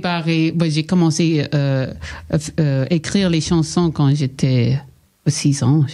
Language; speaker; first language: French; non-native, learner; English